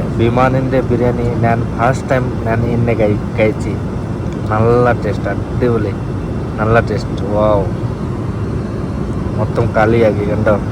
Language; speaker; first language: Malayalam; non-native, learner; Bangla